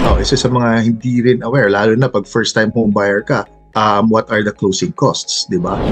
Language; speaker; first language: Filipino; native; Filipino